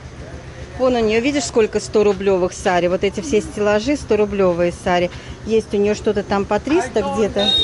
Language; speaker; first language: Russian; native; Russian